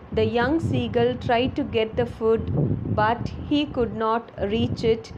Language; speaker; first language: English; non-native, local second language; Tamil